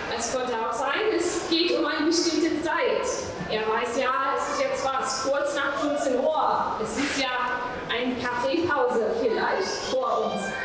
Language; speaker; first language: German; non-native, fluent; English